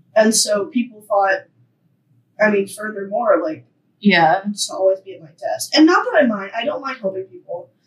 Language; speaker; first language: English; native; English